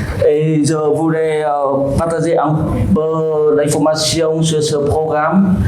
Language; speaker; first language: French; non-native, fluent; Vietnamese